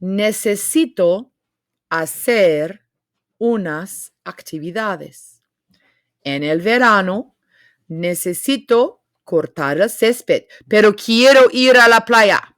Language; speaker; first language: Spanish; non-native, fluent; English